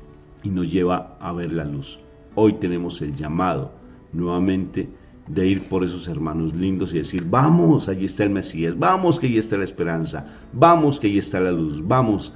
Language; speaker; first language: Spanish; native; Spanish